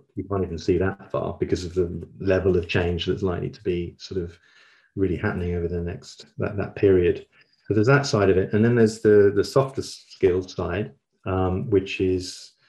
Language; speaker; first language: English; native; English